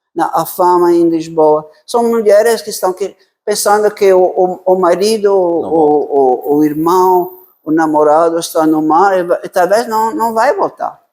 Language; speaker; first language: Portuguese; non-native, fluent; Italian